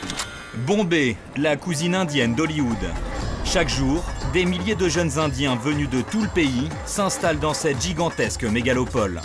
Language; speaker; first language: French; native; French